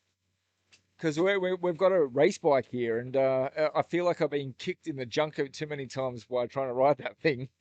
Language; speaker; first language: English; native; English